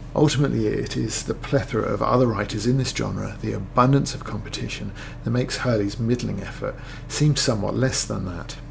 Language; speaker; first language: English; native; English